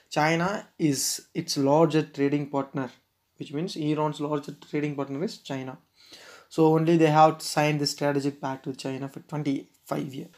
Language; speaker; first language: English; non-native, local second language; Tamil